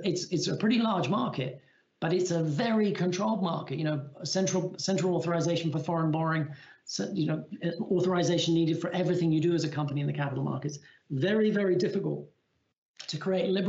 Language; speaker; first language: English; native; English